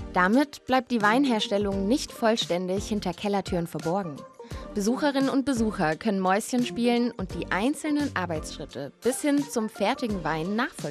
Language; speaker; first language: German; native; German